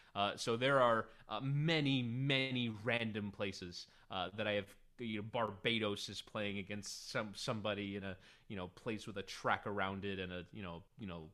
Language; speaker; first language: English; early bilingual, other home language; Spanish